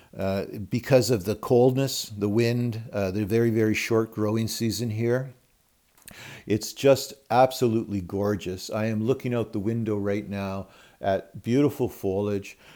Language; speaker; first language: English; native; English